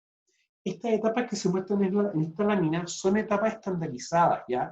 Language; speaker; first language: Spanish; native; Spanish